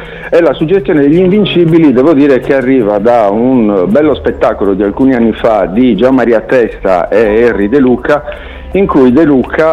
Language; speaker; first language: Italian; native; Italian